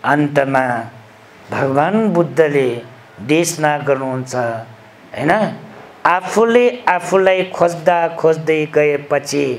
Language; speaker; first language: Nepali; non-native, local second language; Newari